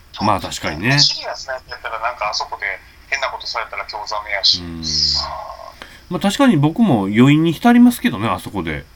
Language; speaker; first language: Japanese; native; Japanese